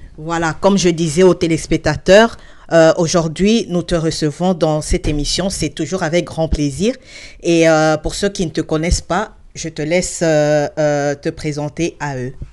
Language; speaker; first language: French; non-native, local second language; Lingala